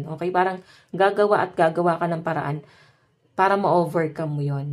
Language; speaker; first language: Filipino; native; Filipino